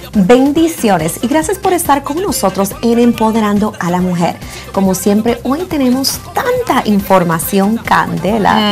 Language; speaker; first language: Spanish; native; Spanish